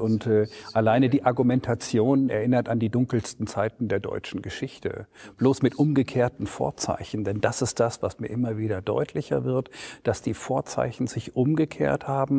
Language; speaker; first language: German; native; German